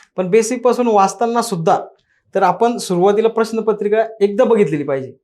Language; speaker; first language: Marathi; native; Marathi